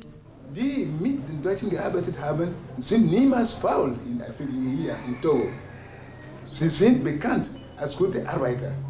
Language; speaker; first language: German; non-native, learner; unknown